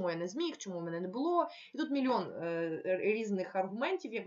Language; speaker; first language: Ukrainian; non-native, local second language; Russian